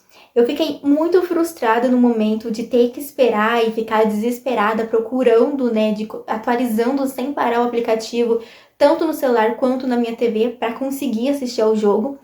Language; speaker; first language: Portuguese; native; Portuguese